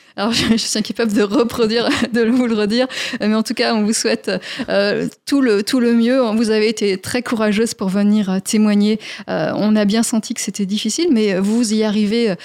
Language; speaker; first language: French; native; French